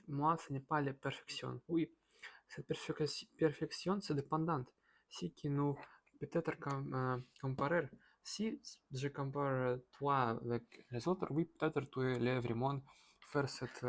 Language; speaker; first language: French; non-native, learner; Russian